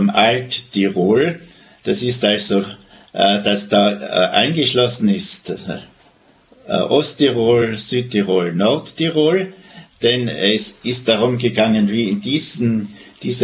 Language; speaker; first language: German; native; German